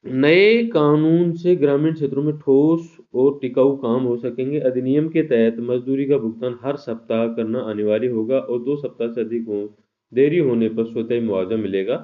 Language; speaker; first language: Hindi; native; Hindi